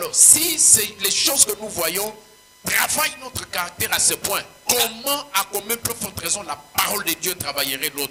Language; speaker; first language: French; non-native, local second language; Swahili